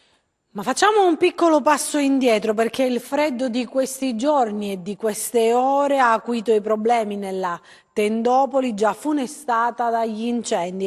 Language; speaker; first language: Italian; native; Italian